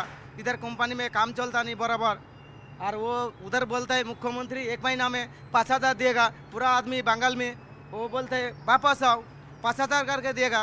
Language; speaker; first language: Hindi; non-native, local second language; Bangla